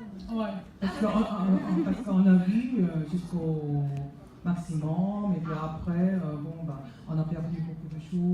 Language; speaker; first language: French; non-native, fluent; Korean